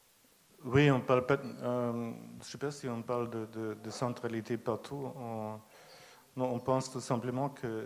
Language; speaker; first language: French; non-native, fluent; German